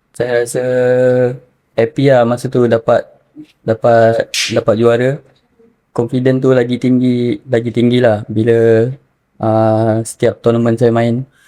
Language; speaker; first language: Malay; native; Malay